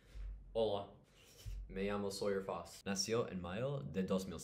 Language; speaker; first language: Spanish; non-native, learner; English